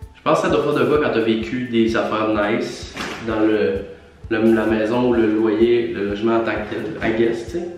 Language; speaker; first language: French; native; French